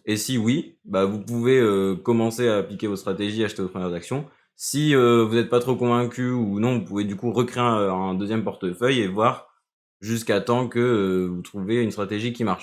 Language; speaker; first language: French; native; French